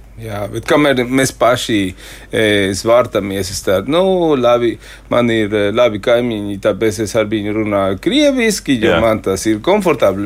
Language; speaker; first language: Latvian; non-native, fluent; Spanish